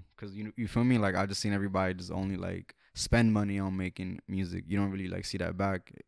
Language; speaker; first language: English; native; English